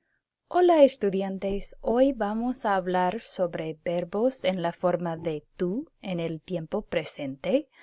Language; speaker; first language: Spanish; non-native, fluent; English